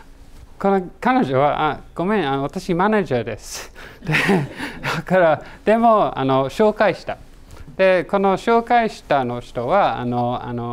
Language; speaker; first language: Japanese; non-native, learner; English